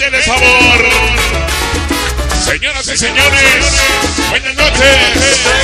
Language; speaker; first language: Spanish; native; Spanish